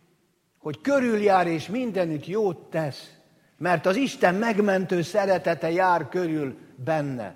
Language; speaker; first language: Hungarian; native; Hungarian